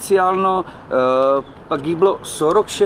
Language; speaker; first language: Russian; non-native, learner; Czech